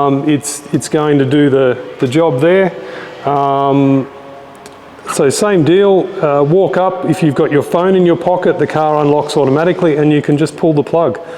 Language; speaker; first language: English; native; English